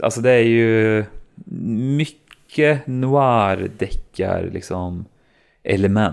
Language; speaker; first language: Swedish; native; Swedish